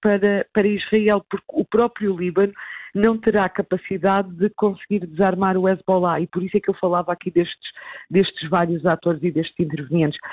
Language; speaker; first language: Portuguese; native; Portuguese